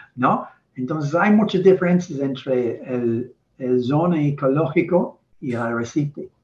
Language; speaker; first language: Spanish; non-native, learner; English